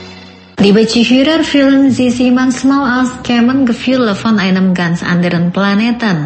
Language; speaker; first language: German; non-native, fluent; Indonesian